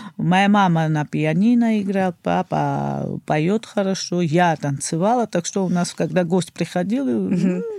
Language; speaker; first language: Russian; non-native, fluent; Georgian